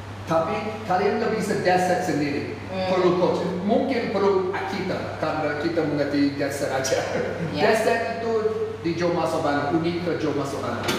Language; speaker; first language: Indonesian; non-native, fluent; English